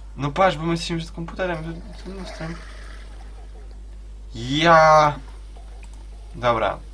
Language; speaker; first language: Polish; native; Polish